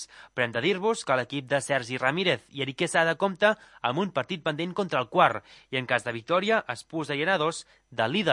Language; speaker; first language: Catalan; native; Catalan